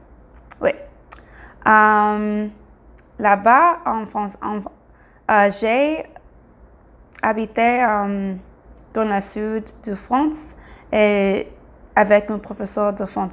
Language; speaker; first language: French; non-native, learner; English